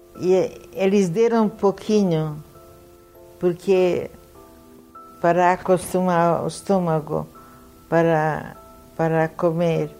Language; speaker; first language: Portuguese; non-native, fluent; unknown